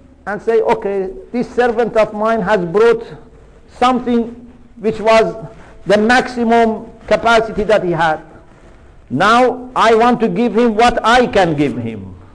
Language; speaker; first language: English; non-native, fluent; Persian